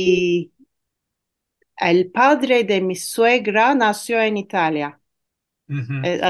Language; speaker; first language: Spanish; non-native, fluent; Turkish